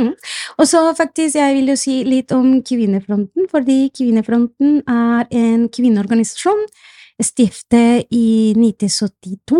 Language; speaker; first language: Norwegian; non-native, fluent; Spanish